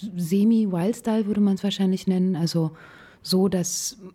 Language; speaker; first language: German; native; German